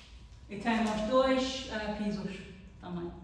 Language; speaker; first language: Portuguese; non-native, learner; English